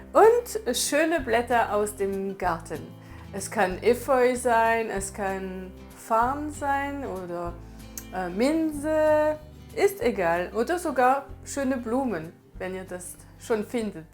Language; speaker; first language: German; non-native, fluent; French